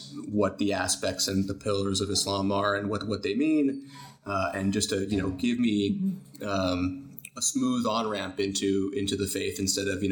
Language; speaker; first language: English; native; English